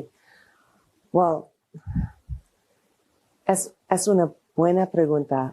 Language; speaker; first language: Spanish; non-native, fluent; English